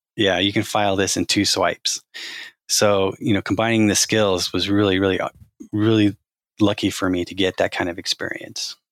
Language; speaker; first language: English; native; English